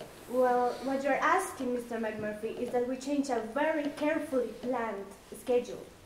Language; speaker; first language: English; non-native, fluent; Spanish